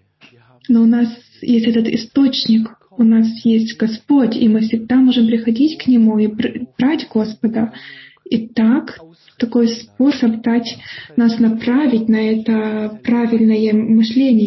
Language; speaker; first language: Russian; non-native, fluent; German